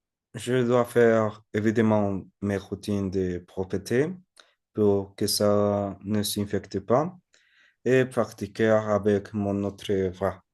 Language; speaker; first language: French; non-native, learner; Spanish